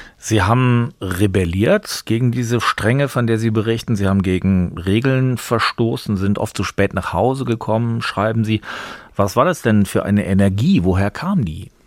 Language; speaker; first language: German; native; German